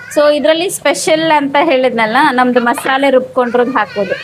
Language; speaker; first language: Kannada; native; Kannada